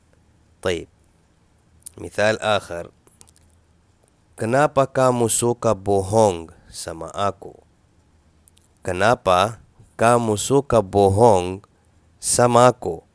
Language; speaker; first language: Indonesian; non-native, fluent; Arabic